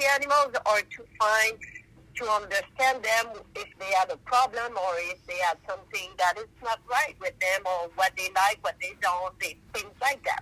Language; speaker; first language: English; non-native, fluent; French